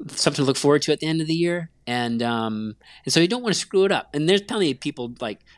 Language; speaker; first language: English; native; English